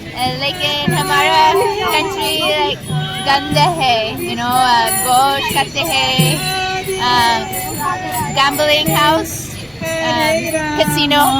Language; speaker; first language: Hindi; non-native, learner; English